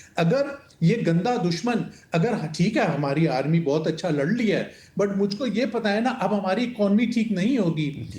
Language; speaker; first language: Urdu; non-native, local second language; Punjabi